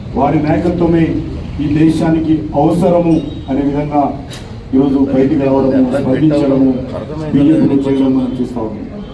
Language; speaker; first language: Telugu; native; Telugu